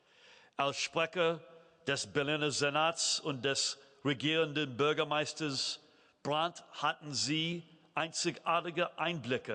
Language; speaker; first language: German; non-native, fluent; English